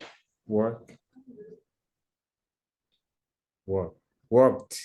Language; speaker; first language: English; non-native, learner; Korean